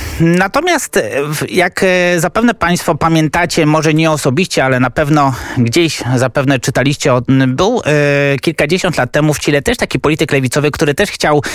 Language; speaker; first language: Polish; native; Polish